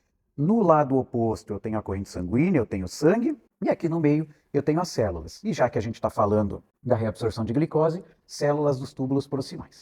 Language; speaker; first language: Portuguese; native; Portuguese